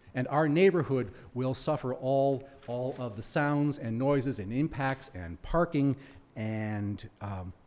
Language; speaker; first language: English; native; English